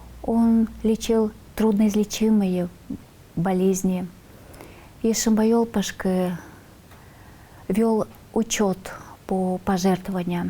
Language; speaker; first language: Russian; non-native, local second language; Tuvinian